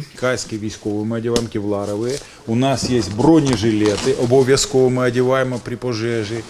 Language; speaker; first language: Ukrainian; native; Ukrainian